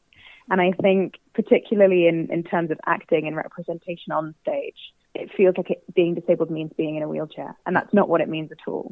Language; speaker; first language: English; native; English